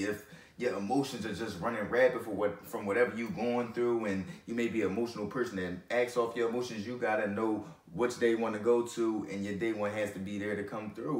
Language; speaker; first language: English; native; English